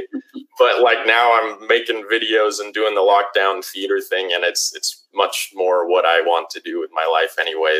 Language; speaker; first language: English; native; English